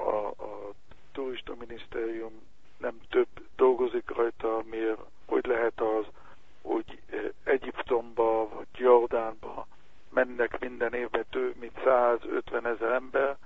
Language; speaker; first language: Hungarian; non-native, learner; Hebrew